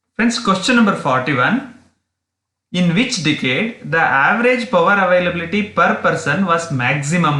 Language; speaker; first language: English; non-native, local second language; Kannada